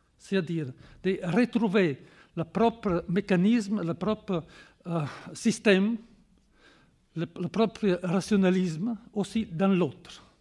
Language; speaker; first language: French; non-native, fluent; Italian